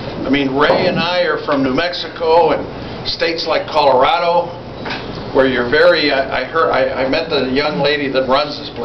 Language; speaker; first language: English; early bilingual, other home language; Spanish